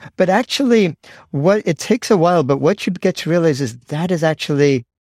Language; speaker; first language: English; native; English